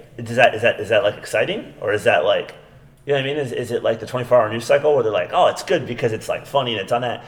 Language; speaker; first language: English; native; English